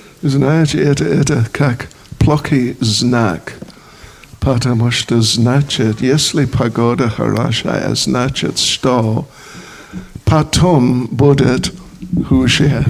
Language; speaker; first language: Russian; non-native, fluent; English